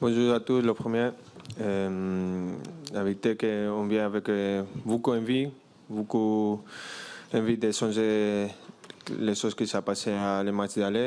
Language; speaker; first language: French; non-native, learner; Spanish